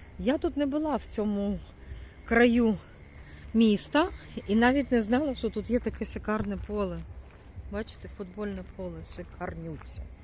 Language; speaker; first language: Ukrainian; non-native, local second language; Russian